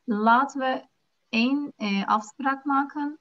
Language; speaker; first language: Dutch; non-native, learner; Turkish